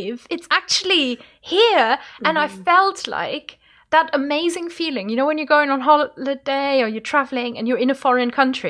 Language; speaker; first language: English; non-native, fluent; German